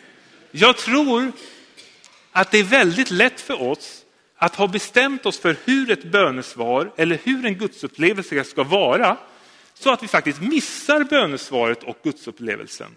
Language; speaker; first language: Swedish; native; Swedish